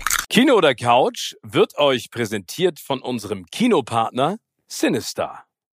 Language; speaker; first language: German; native; German